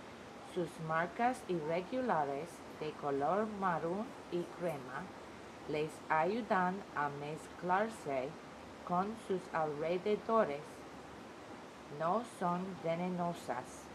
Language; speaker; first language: Spanish; non-native, learner; English